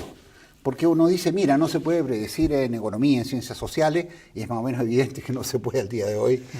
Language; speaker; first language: Spanish; native; Spanish